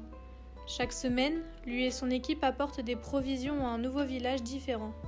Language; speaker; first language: French; native; French